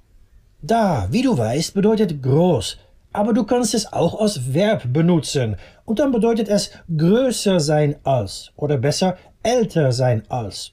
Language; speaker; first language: German; non-native, fluent; Dutch